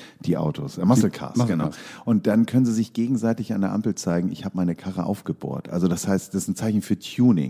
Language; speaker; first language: German; native; German